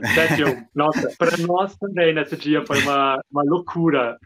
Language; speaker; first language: Portuguese; non-native, fluent; German